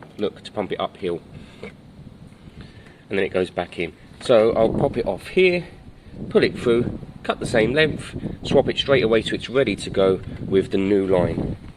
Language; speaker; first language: English; native; English